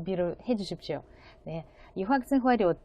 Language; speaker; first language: Korean; non-native, fluent; Russian